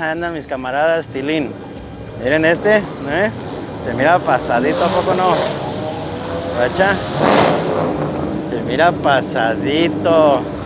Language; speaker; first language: Spanish; native; Spanish